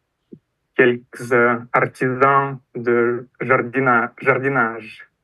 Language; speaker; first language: French; non-native, fluent; Russian